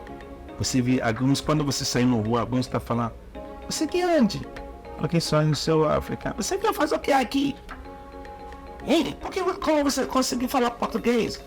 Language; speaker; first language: Portuguese; non-native, learner; Igbo